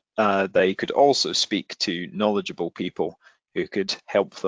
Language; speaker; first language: English; native; English